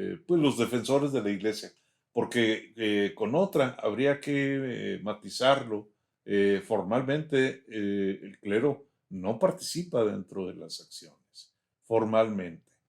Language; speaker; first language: Spanish; native; Spanish